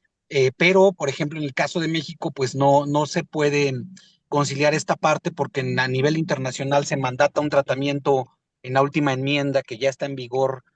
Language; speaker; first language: Spanish; native; Spanish